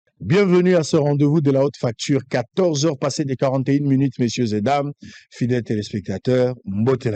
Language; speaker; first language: French; non-native, local second language; Lingala